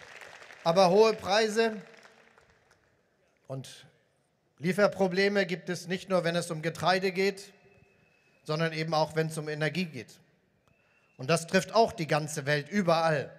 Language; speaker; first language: German; native; German